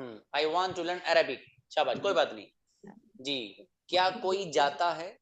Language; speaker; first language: Hindi; native; Hindi